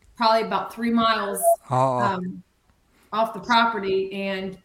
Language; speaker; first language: English; native; English